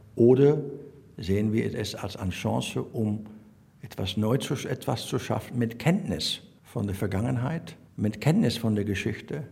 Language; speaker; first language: German; non-native, fluent; Dutch